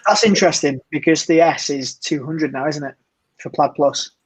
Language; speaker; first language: English; native; English